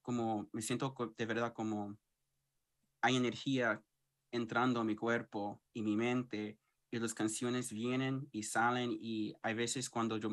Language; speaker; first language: Spanish; early bilingual, heritage; English